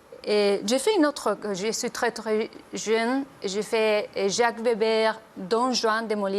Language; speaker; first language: French; non-native, learner; Spanish